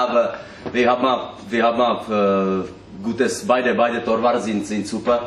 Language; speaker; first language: German; non-native, learner; Czech